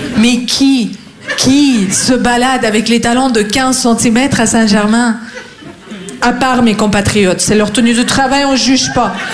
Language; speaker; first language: French; non-native, fluent; Russian